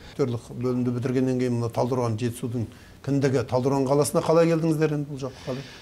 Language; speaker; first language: Kazakh; native; Kazakh